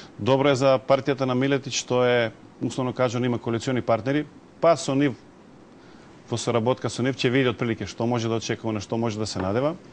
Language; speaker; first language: Macedonian; non-native, local second language; Serbian